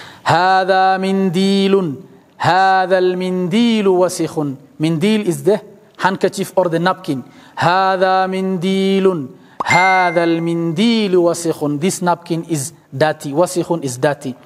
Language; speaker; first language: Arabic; non-native, fluent; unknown